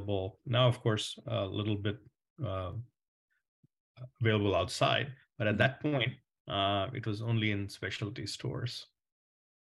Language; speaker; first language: English; non-native, local second language; Malayalam